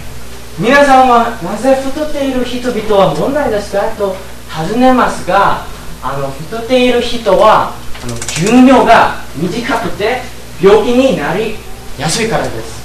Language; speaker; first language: Japanese; non-native, learner; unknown